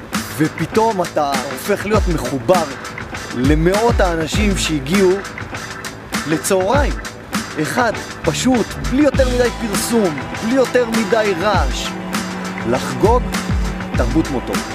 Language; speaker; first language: Hebrew; native; Hebrew